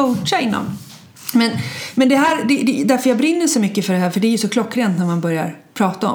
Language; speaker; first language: Swedish; native; Swedish